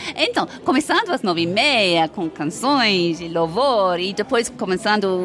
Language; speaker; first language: Portuguese; non-native, fluent; English